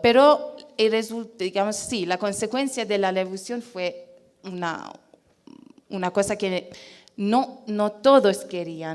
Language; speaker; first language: Spanish; non-native, fluent; Persian